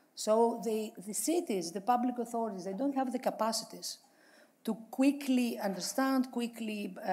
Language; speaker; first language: English; non-native, fluent; Greek